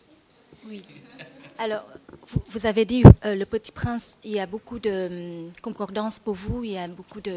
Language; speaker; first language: French; non-native, fluent; Vietnamese